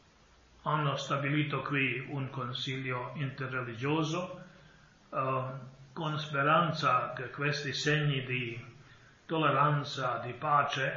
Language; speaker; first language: Italian; non-native, fluent; Croatian